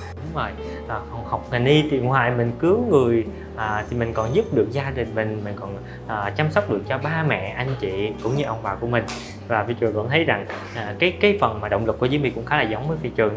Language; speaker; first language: Vietnamese; native; Vietnamese